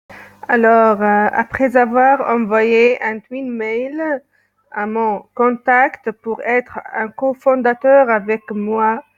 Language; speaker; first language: French; non-native, local second language; Arabic